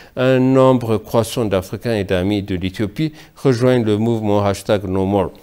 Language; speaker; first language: French; non-native, fluent; Amharic